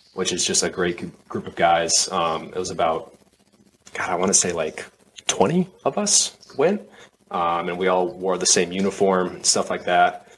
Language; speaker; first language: English; native; English